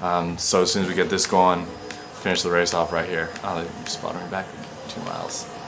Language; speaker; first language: English; native; English